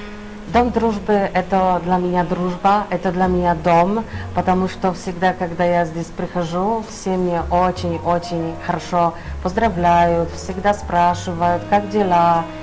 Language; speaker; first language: Russian; non-native, fluent; Polish